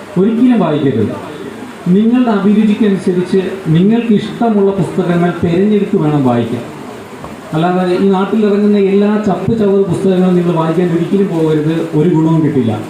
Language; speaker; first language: Malayalam; native; Malayalam